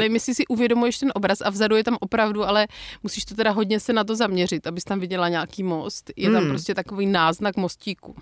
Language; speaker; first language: Czech; native; Czech